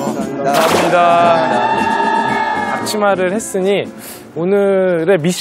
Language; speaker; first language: Korean; native; Korean